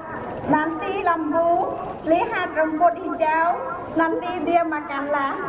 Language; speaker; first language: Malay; non-native, learner; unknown